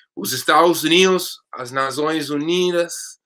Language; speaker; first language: Portuguese; non-native, fluent; English